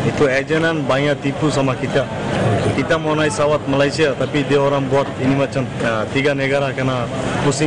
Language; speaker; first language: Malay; non-native, learner; Bangla